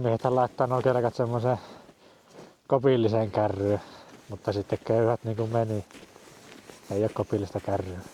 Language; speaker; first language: Finnish; native; Finnish